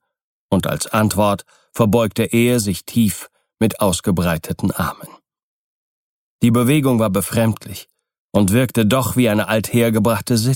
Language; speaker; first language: German; native; German